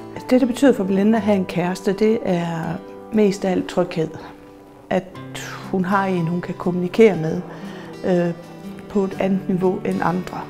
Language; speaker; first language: Danish; native; Danish